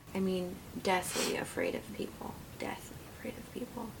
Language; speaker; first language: English; native; English